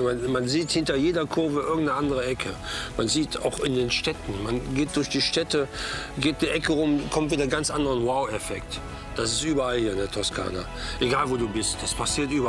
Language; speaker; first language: German; native; German